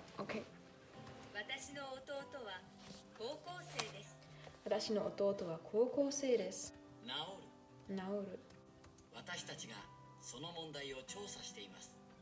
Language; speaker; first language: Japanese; non-native, learner; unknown